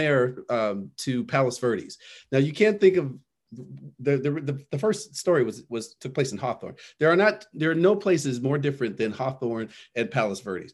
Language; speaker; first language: English; native; English